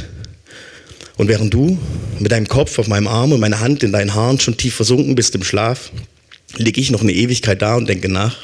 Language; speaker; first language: German; native; German